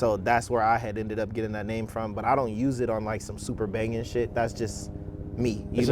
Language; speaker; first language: English; native; English